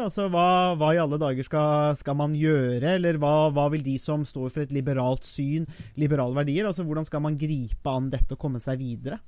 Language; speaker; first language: Norwegian; native; Norwegian